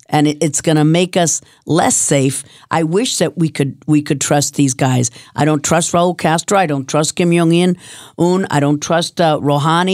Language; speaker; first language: English; early bilingual, other home language; Spanish